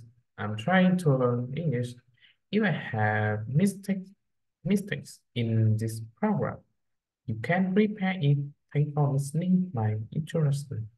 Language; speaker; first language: English; non-native, learner; Vietnamese